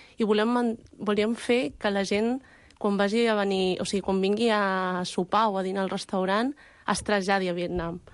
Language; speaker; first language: Catalan; early bilingual, other home language; Vietnamese